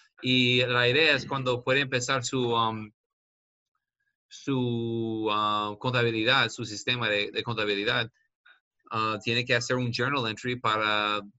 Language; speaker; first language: Spanish; non-native, learner; English